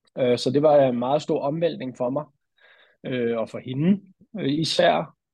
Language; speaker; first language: Danish; native; Danish